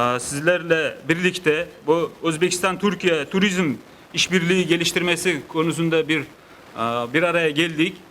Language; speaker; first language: Turkish; non-native, learner; Uzbek